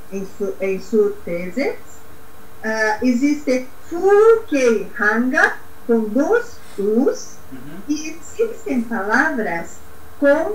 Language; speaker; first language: Spanish; non-native, learner; Portuguese